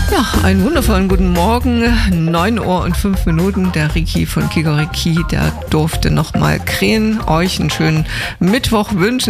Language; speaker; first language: German; native; German